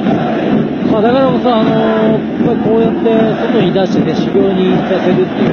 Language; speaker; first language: Japanese; native; Japanese